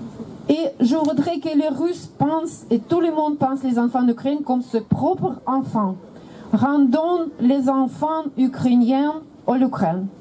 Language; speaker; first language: French; non-native, fluent; Russian